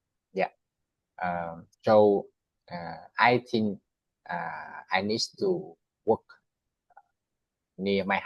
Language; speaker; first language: English; non-native, learner; Vietnamese